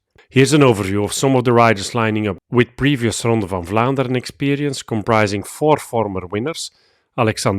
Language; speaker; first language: English; non-native, fluent; Dutch